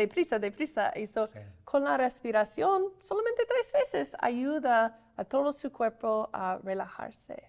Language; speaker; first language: Spanish; non-native, learner; English